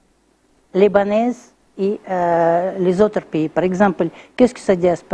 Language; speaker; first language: French; non-native, learner; Russian